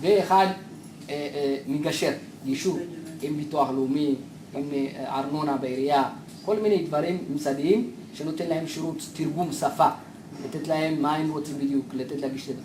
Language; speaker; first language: Hebrew; non-native, fluent; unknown